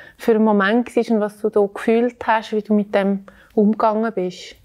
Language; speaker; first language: German; native; German